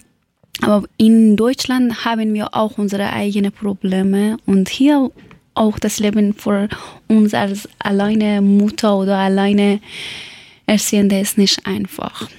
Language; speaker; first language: German; non-native, local second language; Persian